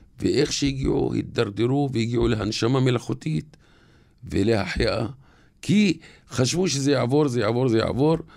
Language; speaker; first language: Hebrew; non-native, local second language; Arabic